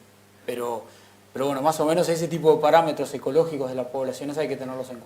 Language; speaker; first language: Spanish; native; Spanish